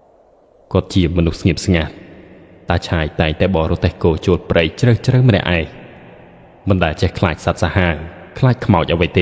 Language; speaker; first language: Khmer; native; Khmer